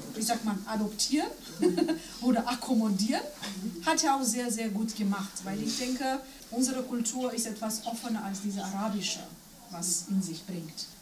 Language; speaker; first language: German; non-native, fluent; Macedonian